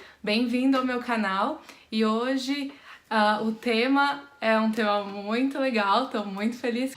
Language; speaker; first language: Portuguese; native; Portuguese